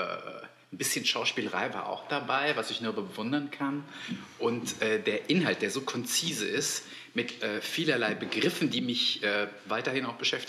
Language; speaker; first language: German; native; German